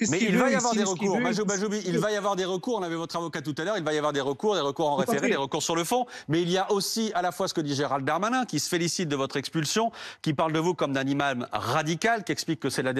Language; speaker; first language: French; native; French